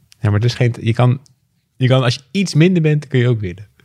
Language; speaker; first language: Dutch; native; Dutch